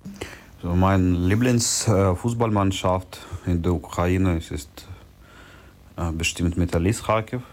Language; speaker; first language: German; non-native, learner; Ukrainian